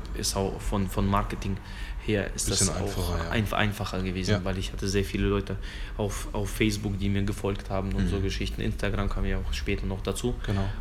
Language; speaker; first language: German; early bilingual, other home language; Russian